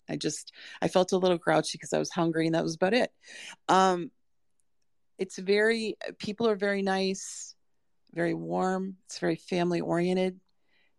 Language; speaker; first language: English; native; English